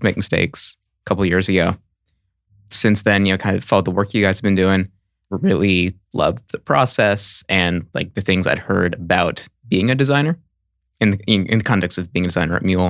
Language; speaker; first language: English; native; English